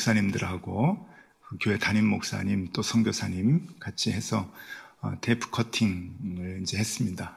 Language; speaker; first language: Korean; native; Korean